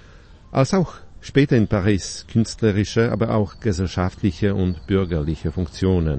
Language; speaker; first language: German; non-native, fluent; Polish